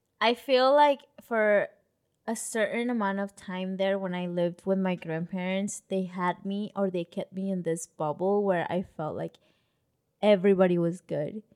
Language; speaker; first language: English; early bilingual, other home language; Spanish